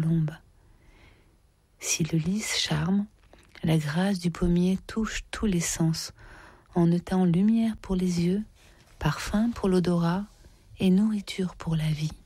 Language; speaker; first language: French; native; French